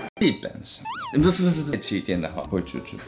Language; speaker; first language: Chinese; non-native, fluent; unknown